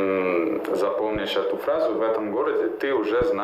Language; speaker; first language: Russian; non-native, fluent; Italian